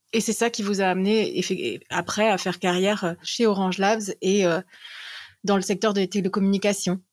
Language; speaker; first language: French; native; French